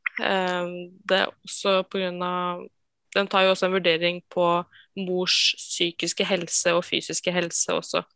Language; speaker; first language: Norwegian; native; Norwegian